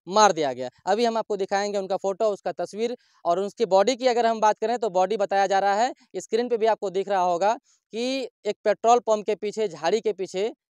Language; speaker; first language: Hindi; native; Hindi